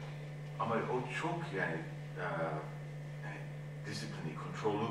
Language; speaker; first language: Turkish; non-native, learner; English